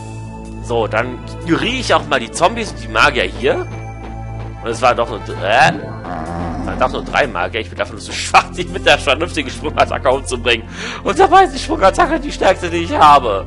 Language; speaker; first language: German; native; German